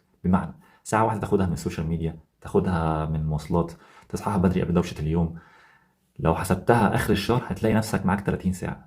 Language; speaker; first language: Arabic; native; Arabic